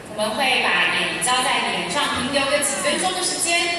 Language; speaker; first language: Chinese; native; Chinese